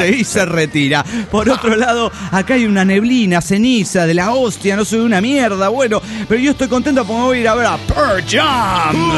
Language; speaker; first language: Spanish; native; Spanish